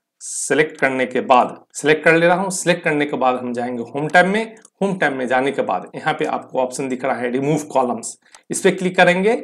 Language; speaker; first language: Hindi; native; Hindi